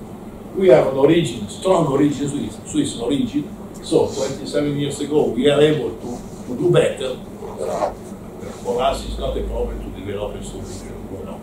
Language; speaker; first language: English; non-native, learner; Italian